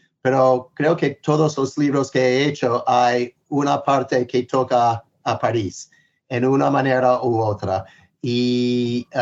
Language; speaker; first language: Spanish; non-native, fluent; English